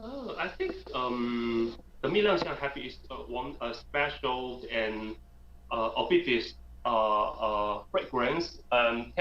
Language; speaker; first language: English; non-native, learner; Chinese